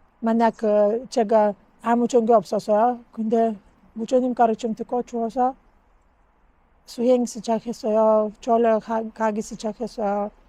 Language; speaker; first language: Korean; non-native, learner; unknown